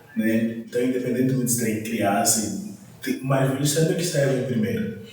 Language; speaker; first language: Portuguese; non-native, local second language; Kongo